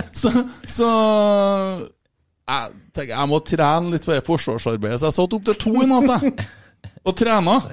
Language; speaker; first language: Norwegian; native; Norwegian